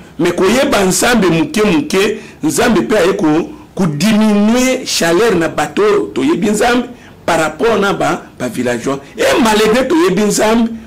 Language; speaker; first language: Lingala; non-native, local second language; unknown